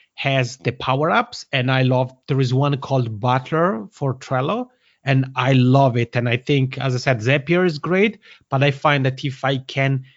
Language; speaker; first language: English; non-native, fluent; Italian